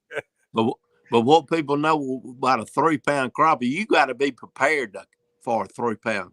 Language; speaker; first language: English; native; English